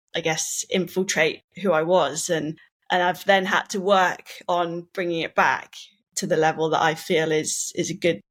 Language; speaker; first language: English; native; English